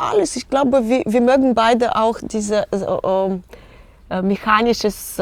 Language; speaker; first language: German; non-native, learner; Russian